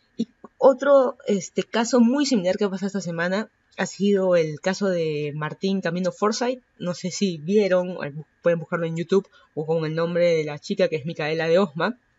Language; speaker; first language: Spanish; native; Spanish